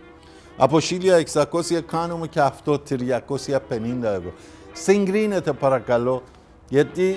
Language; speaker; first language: Greek; non-native, learner; Persian